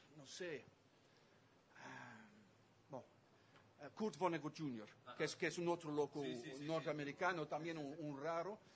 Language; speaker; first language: Spanish; non-native, fluent; Dutch